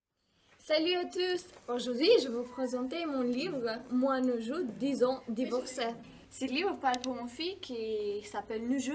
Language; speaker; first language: French; non-native, learner; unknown